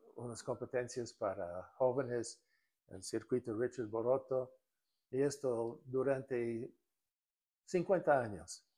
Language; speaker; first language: Spanish; non-native, fluent; English